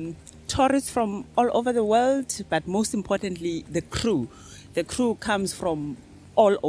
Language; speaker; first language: English; non-native, local second language; Xhosa